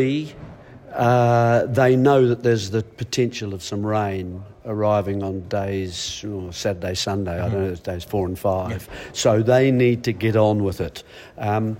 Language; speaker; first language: English; native; English